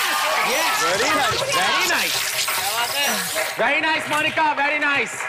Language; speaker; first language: English; non-native, local second language; Hindi